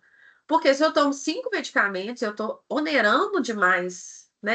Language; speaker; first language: Portuguese; native; Portuguese